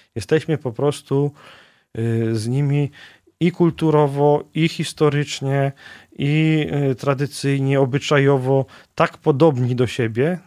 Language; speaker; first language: Polish; native; Polish